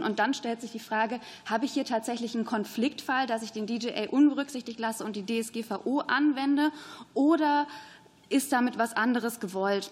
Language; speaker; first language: German; native; German